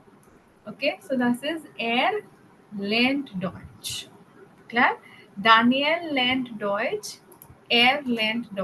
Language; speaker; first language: German; non-native, fluent; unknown